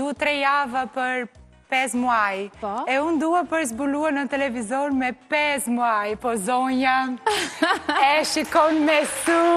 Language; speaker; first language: Albanian; non-native, learner; Portuguese